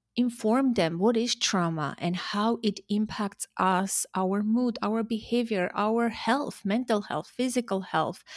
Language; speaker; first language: English; early bilingual, other home language; Armenian